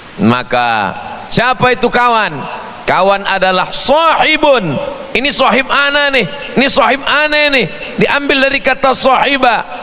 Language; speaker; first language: Indonesian; native; Indonesian